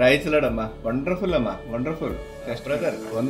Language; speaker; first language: Telugu; native; Telugu